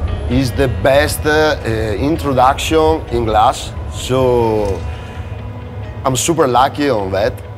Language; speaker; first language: English; non-native, fluent; Italian